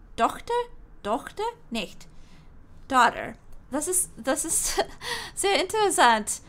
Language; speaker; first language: German; non-native, learner; English